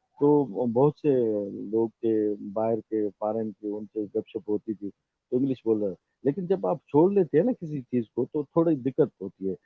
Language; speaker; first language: Urdu; non-native, local second language; Sindhi